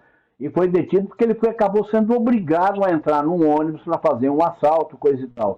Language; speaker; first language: Portuguese; native; Portuguese